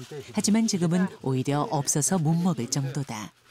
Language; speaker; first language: Korean; native; Korean